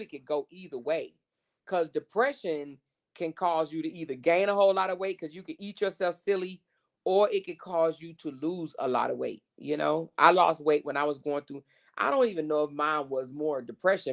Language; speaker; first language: English; native; English